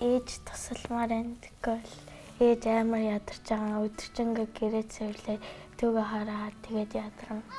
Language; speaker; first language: Mongolian; early bilingual, heritage; Mongolian